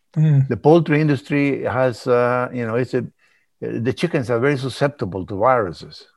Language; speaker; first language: English; early bilingual, other home language; Spanish